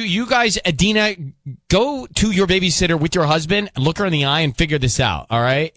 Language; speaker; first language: English; native; English